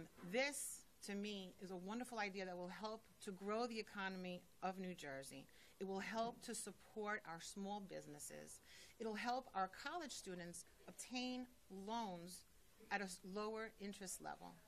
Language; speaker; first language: English; early bilingual, other home language; Spanish